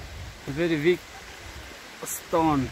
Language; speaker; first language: English; non-native, learner; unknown